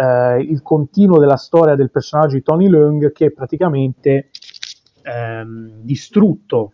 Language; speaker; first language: Italian; native; Italian